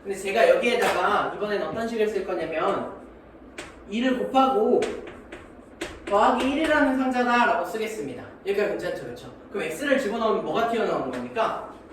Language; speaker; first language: Korean; native; Korean